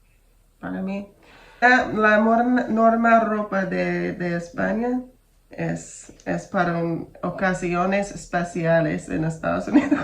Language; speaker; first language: Spanish; non-native, learner; English